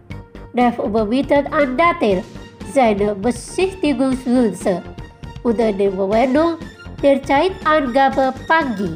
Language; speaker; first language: German; non-native, fluent; Indonesian